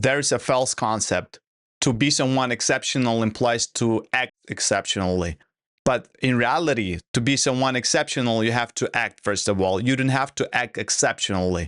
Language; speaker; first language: English; non-native, fluent; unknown